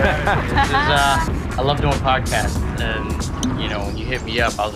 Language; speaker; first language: English; early bilingual, other home language; Bangla